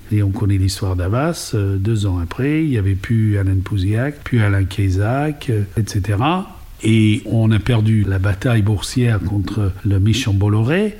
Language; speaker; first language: French; non-native, fluent; English